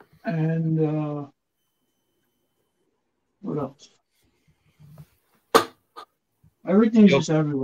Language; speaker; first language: English; native; English